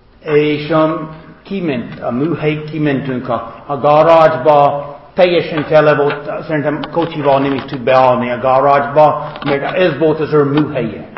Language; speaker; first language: Hungarian; non-native, learner; English